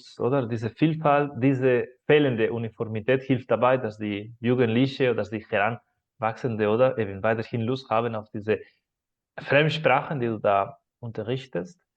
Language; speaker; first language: German; non-native, fluent; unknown